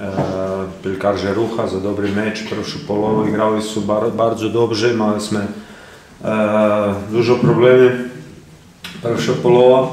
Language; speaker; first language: Polish; non-native, learner; Czech